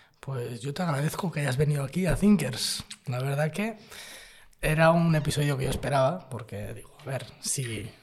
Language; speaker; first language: Spanish; early bilingual, other home language; Arabic